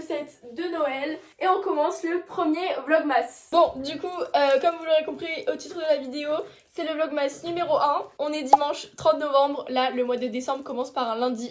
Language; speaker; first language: French; native; French